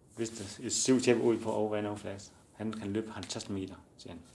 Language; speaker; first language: Danish; non-native, learner; Chinese